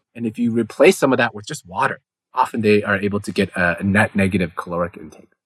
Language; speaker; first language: English; native; English